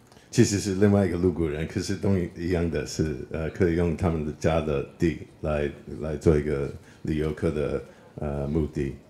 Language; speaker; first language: Chinese; non-native, fluent; English